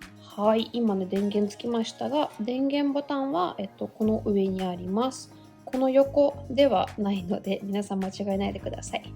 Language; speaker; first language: Japanese; non-native, fluent; Russian